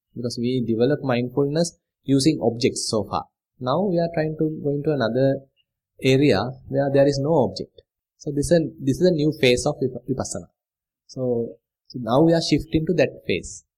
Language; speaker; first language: English; non-native, local second language; Sinhala